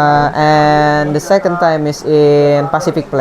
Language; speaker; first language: English; non-native, learner; Indonesian